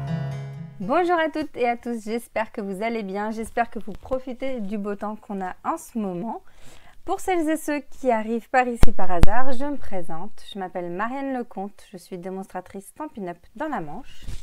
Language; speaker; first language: French; native; French